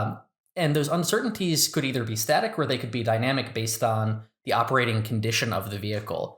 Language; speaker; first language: English; native; English